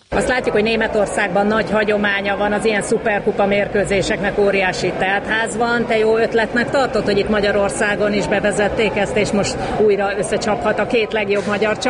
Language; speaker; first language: Hungarian; native; Hungarian